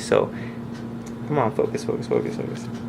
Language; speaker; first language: English; native; English